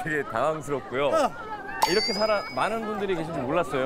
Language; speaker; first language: Korean; native; Korean